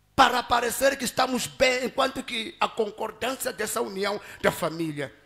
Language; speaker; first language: Portuguese; non-native, local second language; Tsonga